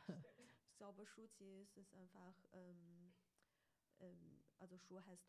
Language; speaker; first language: German; non-native, learner; Chinese